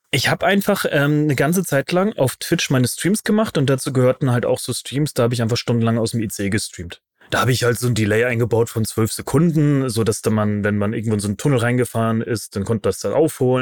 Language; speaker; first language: German; native; German